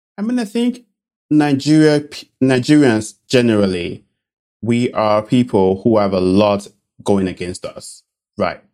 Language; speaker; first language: English; non-native, local second language; Bini